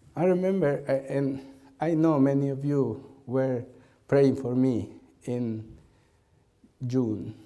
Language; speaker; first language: English; non-native, learner; Spanish